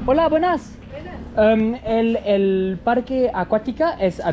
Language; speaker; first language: Spanish; non-native, learner; French